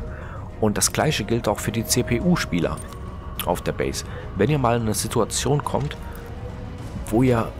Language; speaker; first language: German; native; German